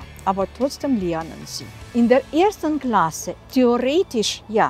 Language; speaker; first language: German; non-native, local second language; Russian